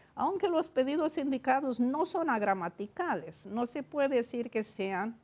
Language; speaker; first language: Spanish; non-native, fluent; Romanian